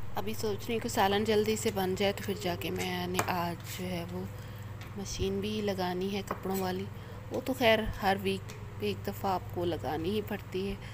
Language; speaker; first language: Urdu; non-native, local second language; Punjabi